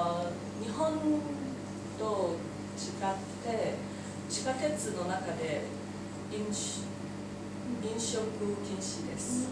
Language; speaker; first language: Japanese; non-native, learner; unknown